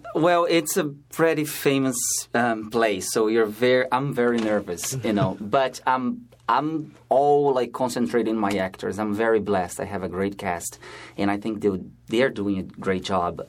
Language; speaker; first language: English; non-native, fluent; Portuguese